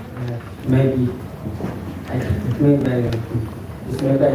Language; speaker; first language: English; non-native, learner; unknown